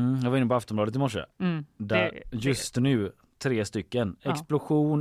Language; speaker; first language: Swedish; native; Swedish